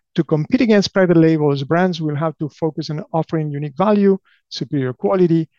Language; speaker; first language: English; non-native, fluent; Spanish